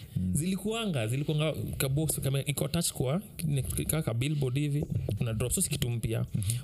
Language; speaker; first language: Swahili; native; Swahili